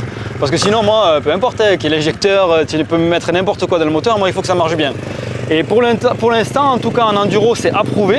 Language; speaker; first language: French; native; French